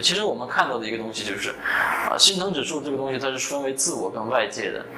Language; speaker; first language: Chinese; native; Chinese